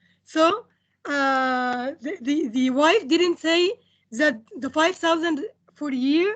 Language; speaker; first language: English; non-native, fluent; Indonesian